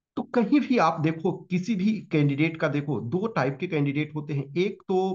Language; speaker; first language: Hindi; native; Hindi